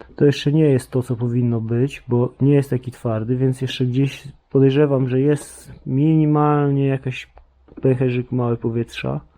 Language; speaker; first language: Polish; native; Polish